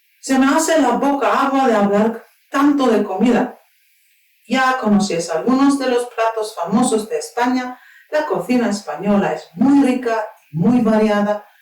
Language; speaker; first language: Spanish; non-native, fluent; Turkish